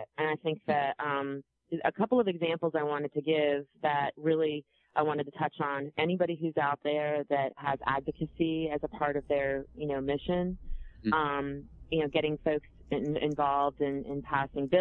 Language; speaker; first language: English; native; English